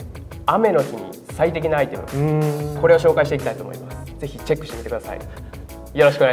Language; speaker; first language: Japanese; native; Japanese